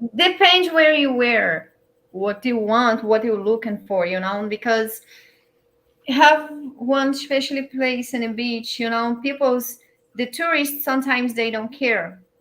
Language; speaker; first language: English; non-native, learner; Portuguese